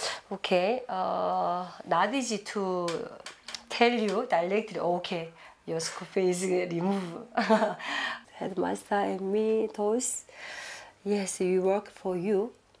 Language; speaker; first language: English; non-native, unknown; Korean